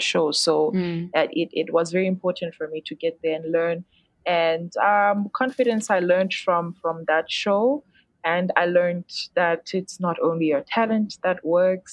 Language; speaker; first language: English; non-native, local second language; Xhosa